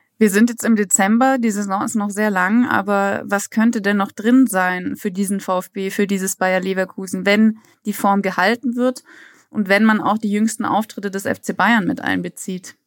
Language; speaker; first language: German; native; German